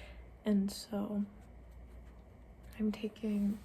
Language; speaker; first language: English; native; English